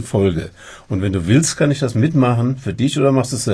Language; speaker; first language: German; native; German